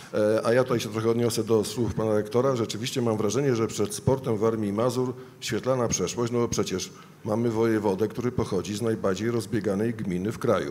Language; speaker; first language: Polish; native; Polish